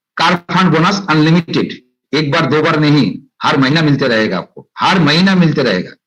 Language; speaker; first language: Hindi; non-native, local second language; Bangla